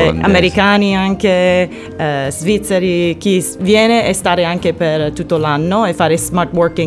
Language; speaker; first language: Italian; non-native, learner; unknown